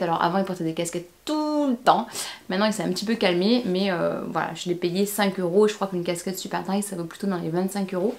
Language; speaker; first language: French; native; French